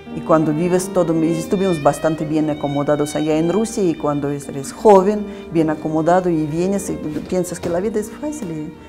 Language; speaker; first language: Spanish; non-native, fluent; Russian